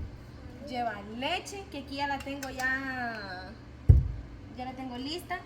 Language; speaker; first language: Spanish; native; Spanish